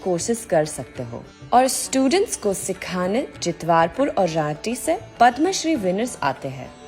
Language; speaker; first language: Hindi; native; Hindi